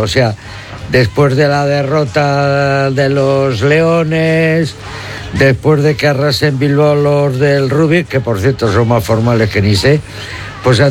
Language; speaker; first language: Spanish; native; Spanish